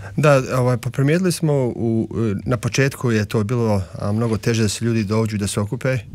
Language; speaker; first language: Serbian; early bilingual, heritage; Serbian